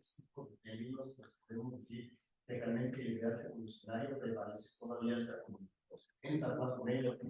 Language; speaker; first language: Spanish; native; Spanish